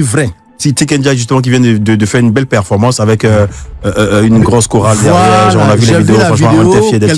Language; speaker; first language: French; native; French